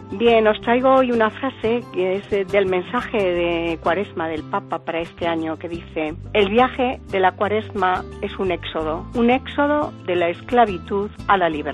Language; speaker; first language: Spanish; native; Spanish